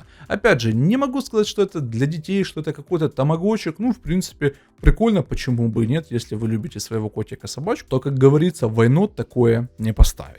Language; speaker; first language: Russian; native; Russian